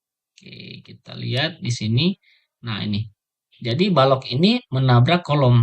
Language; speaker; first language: Indonesian; native; Indonesian